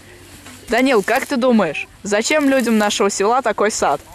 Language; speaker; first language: Russian; native; Russian